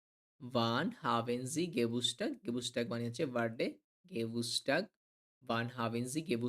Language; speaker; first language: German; non-native, fluent; Bangla